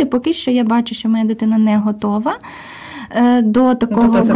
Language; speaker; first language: Ukrainian; native; Ukrainian